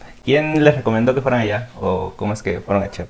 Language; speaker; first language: Spanish; native; Spanish